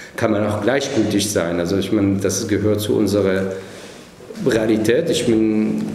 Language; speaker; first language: German; non-native, fluent; Hebrew